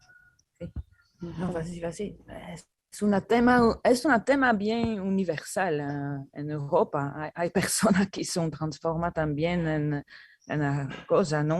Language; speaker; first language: Spanish; non-native, learner; French